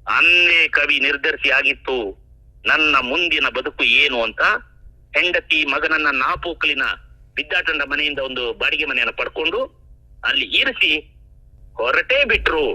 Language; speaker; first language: Kannada; non-native, local second language; Kodava